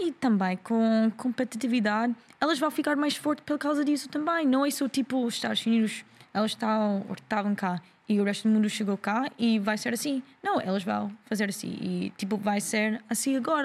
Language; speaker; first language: Portuguese; non-native, learner; English